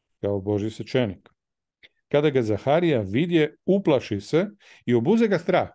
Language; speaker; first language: Croatian; native; Croatian